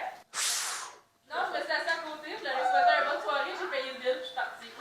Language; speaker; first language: French; native; French